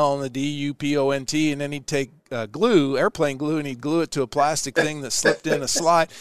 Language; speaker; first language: English; native; English